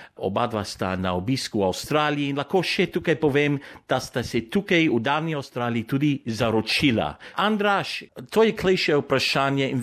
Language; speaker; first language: Slovenian; early bilingual, heritage; Slovenian